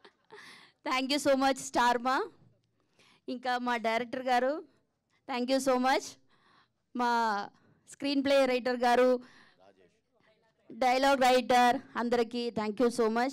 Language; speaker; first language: Telugu; non-native, fluent; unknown